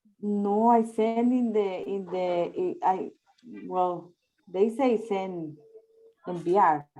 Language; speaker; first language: English; non-native, learner; Spanish